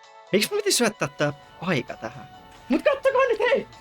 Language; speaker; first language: Finnish; native; Finnish